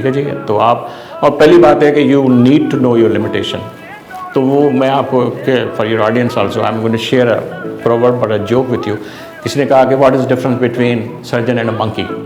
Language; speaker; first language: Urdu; non-native, local second language; Sindhi